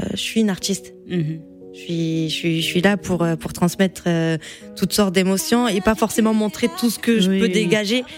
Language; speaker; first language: French; native; French